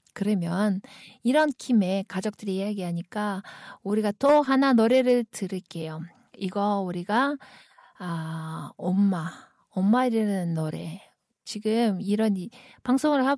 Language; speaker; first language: Korean; non-native, fluent; Kyrgyz